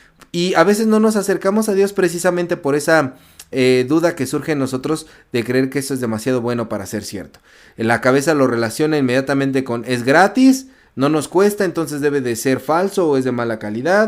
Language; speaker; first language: Spanish; native; Spanish